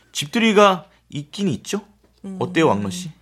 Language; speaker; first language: Korean; native; Korean